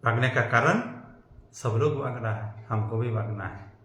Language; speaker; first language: Hindi; non-native, local second language; Bangla